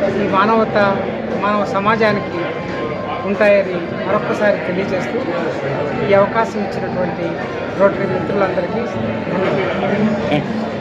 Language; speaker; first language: Telugu; native; Telugu